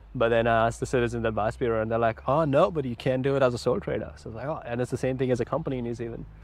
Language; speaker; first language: English; non-native, local second language; Hindi